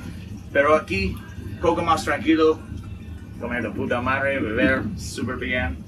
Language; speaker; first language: Spanish; non-native, learner; English